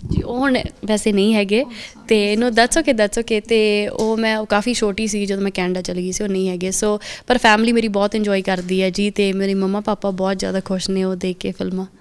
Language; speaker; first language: Punjabi; early bilingual, heritage; Punjabi